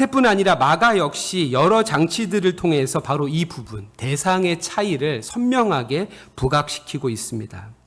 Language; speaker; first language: Korean; native; Korean